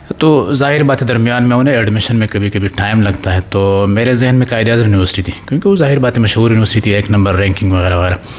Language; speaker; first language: Urdu; non-native, local second language; Pashto